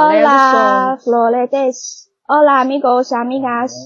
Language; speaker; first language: Spanish; non-native, learner; Chinese